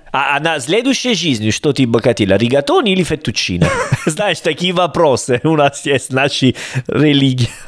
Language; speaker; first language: Russian; non-native, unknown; Italian